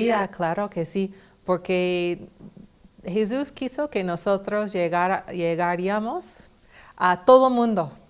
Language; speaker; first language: Spanish; non-native, fluent; English